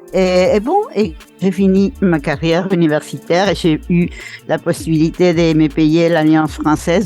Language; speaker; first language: French; non-native, fluent; Spanish